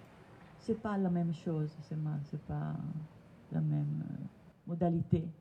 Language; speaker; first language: French; non-native, learner; Italian